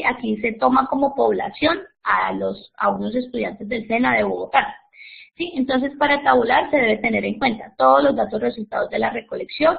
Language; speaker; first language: Spanish; native; Spanish